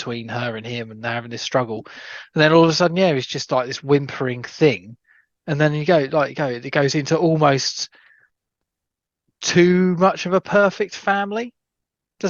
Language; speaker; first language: English; native; English